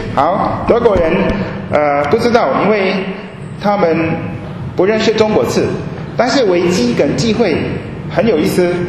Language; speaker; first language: Chinese; non-native, fluent; German